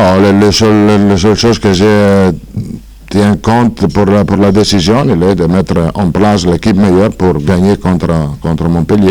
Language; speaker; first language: French; non-native, fluent; Italian